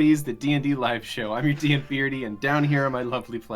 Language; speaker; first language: English; native; English